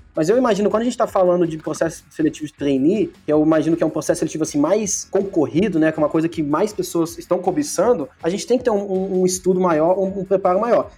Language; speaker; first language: Portuguese; early bilingual, heritage; Portuguese